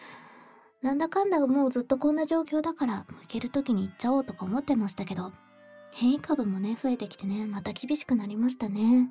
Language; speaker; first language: Japanese; native; Japanese